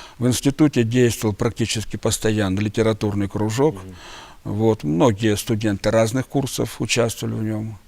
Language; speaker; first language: Russian; native; Russian